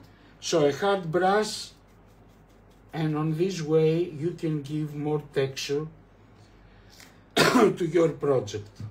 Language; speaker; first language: English; non-native, fluent; Greek